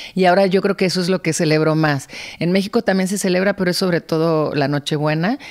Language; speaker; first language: Spanish; native; Spanish